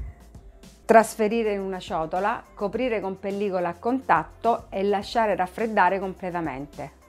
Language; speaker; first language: Italian; native; Italian